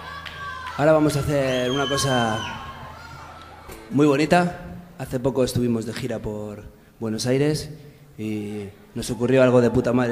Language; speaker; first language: Spanish; native; Spanish